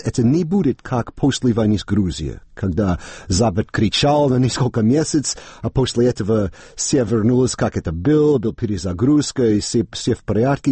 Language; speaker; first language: Russian; non-native, fluent; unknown